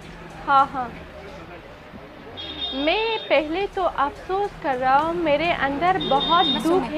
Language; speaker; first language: Hindi; non-native, fluent; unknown